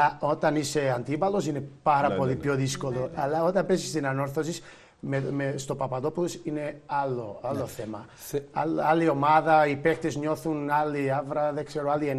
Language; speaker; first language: Greek; non-native, fluent; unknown